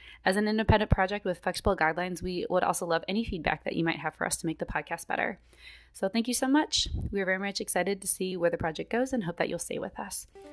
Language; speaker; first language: English; native; English